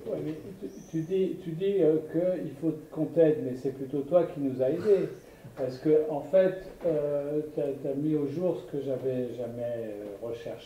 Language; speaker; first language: French; native; French